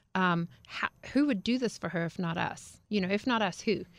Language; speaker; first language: English; native; English